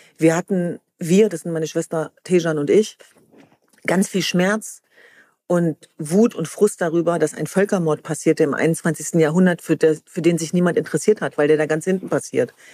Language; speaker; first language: German; early bilingual, other home language; Kurdish